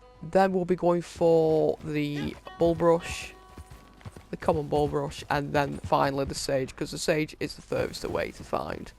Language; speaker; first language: English; native; English